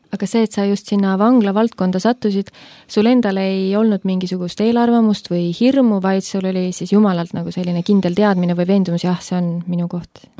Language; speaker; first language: Estonian; native; Estonian